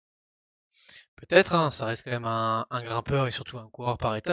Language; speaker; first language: French; native; French